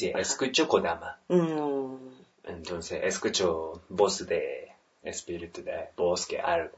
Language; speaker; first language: Spanish; non-native, learner; Japanese